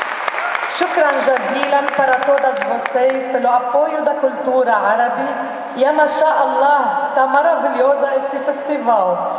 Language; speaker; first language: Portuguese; non-native, learner; Arabic